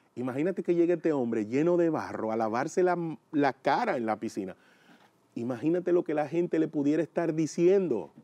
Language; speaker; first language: Spanish; native; Spanish